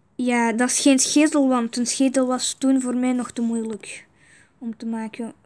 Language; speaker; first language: Dutch; non-native, fluent; Russian